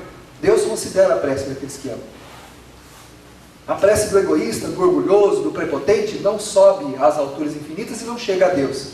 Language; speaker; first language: Portuguese; native; Portuguese